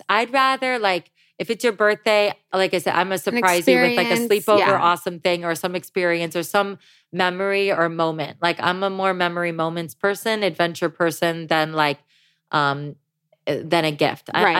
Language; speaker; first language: English; native; English